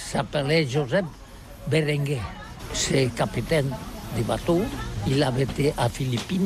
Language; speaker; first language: French; non-native, learner; Catalan